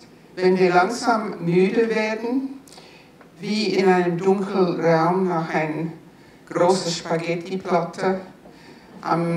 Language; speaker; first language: German; non-native, fluent; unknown